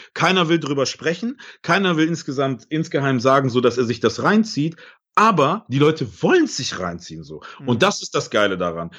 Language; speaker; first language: German; early bilingual, other home language; Russian